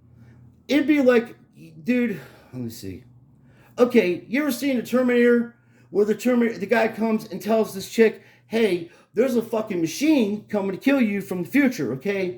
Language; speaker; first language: English; native; English